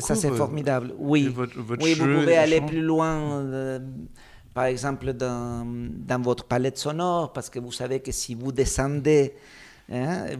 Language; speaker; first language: French; non-native, fluent; Spanish